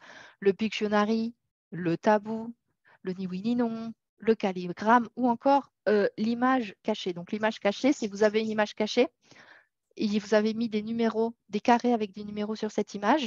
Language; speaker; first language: French; native; French